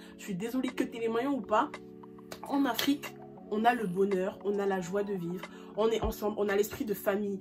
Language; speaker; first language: French; early bilingual, other home language; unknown